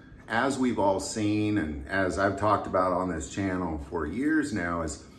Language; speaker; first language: English; native; English